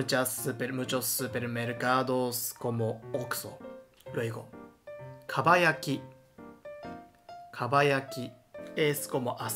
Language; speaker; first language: Spanish; non-native, learner; Japanese